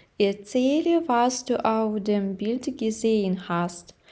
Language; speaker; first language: German; non-native, fluent; Ukrainian